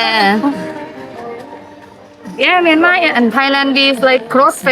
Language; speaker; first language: English; non-native, learner; Thai